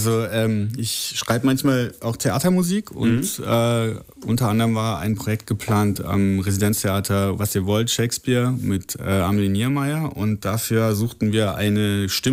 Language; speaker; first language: German; native; German